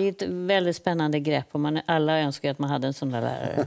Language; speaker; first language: Swedish; native; Swedish